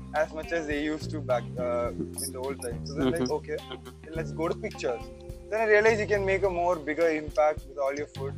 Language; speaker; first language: English; non-native, local second language; Malayalam